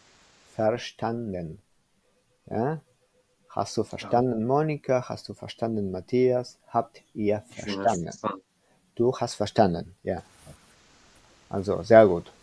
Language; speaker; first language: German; non-native, fluent; Spanish